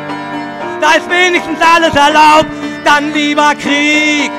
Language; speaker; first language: German; native; German